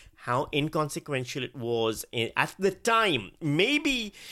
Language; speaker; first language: English; non-native, local second language; Urdu